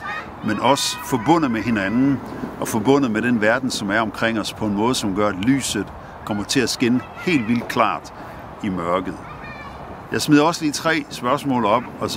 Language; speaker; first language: Danish; native; Danish